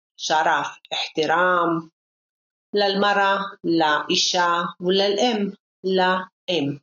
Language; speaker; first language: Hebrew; non-native, local second language; Arabic